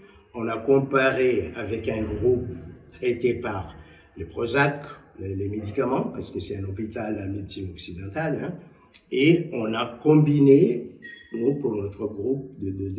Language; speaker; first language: French; non-native, local second language; Malagasy